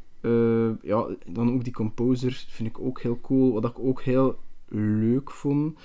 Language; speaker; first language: Dutch; native; Dutch